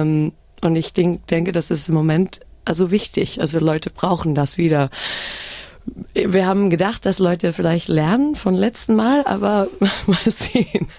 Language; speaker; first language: German; early bilingual, heritage; German